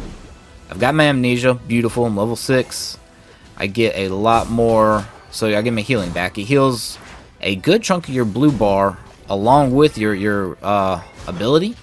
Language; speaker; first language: English; native; English